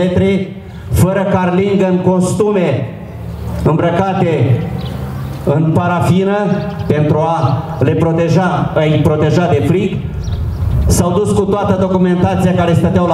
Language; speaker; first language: Romanian; native; Romanian